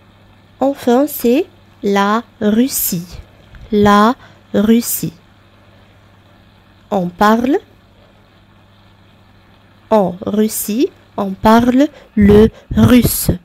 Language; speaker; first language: French; non-native, fluent; Arabic